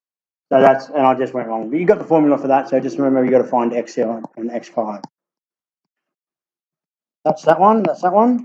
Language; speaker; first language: English; native; English